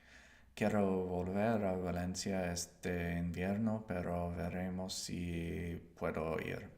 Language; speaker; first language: Spanish; non-native, learner; English